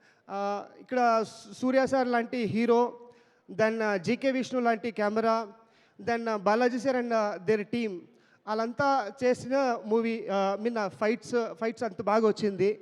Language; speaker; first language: Telugu; non-native, learner; Kannada